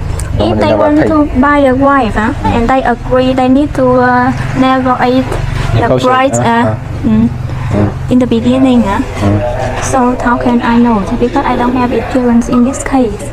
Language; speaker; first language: English; non-native, learner; Vietnamese